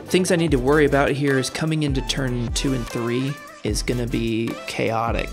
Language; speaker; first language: English; native; English